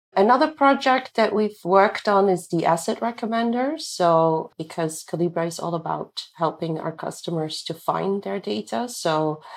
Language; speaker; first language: English; non-native, fluent; Dutch